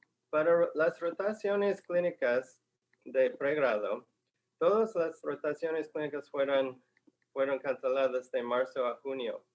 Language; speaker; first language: Spanish; non-native, fluent; English